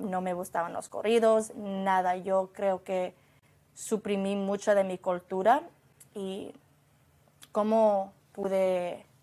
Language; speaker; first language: Spanish; early bilingual, heritage; Spanish